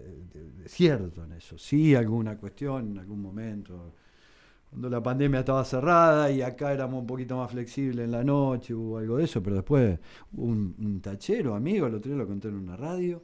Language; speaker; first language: Spanish; native; Spanish